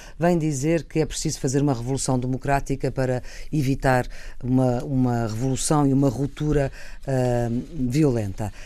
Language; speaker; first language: Portuguese; native; Portuguese